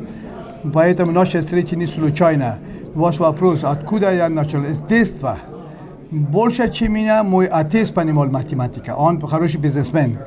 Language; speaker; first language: Russian; non-native, learner; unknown